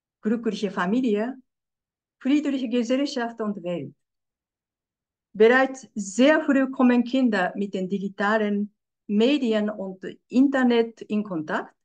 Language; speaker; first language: German; non-native, fluent; Japanese